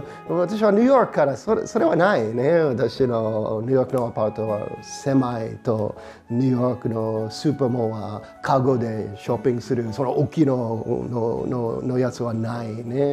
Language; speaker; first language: Japanese; non-native, fluent; English